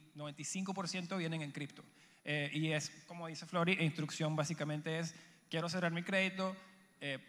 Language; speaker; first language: Spanish; native; Spanish